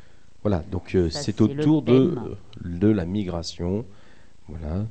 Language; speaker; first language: French; native; French